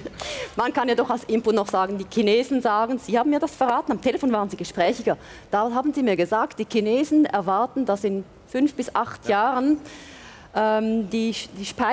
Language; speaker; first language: German; native; German